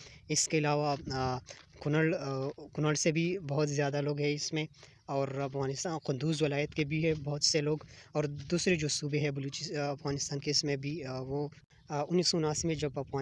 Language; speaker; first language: Urdu; non-native, local second language; Pashto